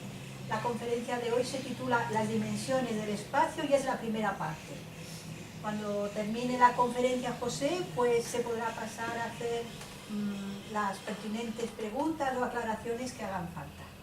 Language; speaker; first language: Spanish; native; Spanish